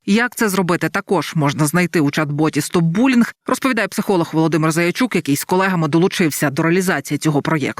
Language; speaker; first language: Ukrainian; native; Ukrainian